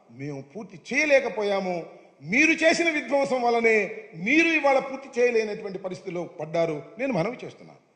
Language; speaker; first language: Telugu; native; Telugu